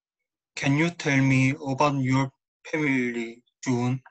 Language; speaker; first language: English; non-native, learner; Korean